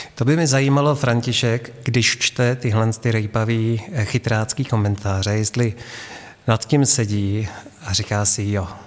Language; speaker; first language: Czech; native; Czech